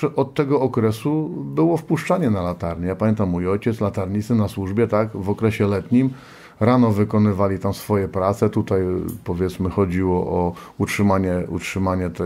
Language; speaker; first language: Polish; native; Polish